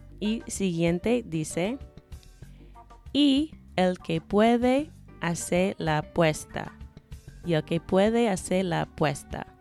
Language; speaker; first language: Spanish; non-native, fluent; English